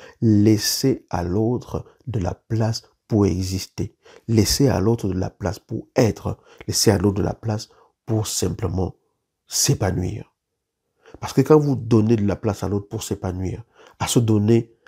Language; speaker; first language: French; native; French